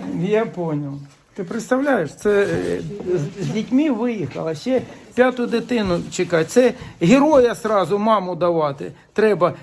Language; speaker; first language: Ukrainian; non-native, local second language; Russian